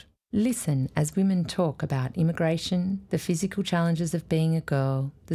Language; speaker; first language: English; native; English